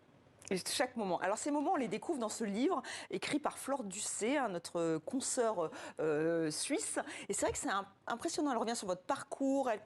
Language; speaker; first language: French; native; French